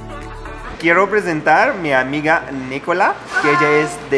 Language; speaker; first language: Spanish; non-native, fluent; Arabic